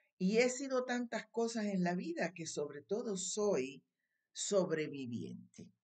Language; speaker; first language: Spanish; native; Spanish